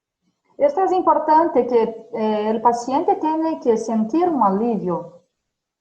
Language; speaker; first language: Spanish; non-native, fluent; Portuguese